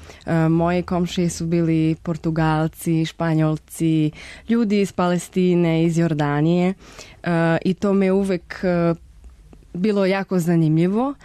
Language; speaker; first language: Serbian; non-native, fluent; Spanish